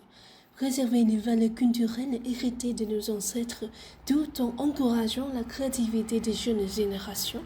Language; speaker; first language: French; non-native, fluent; Vietnamese